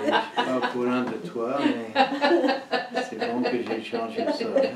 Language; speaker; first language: French; non-native, learner; English